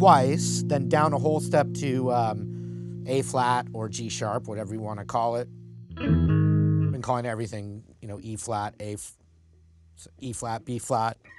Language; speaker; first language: English; native; English